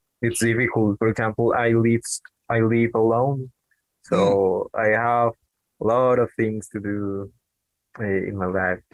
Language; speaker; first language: English; non-native, learner; Spanish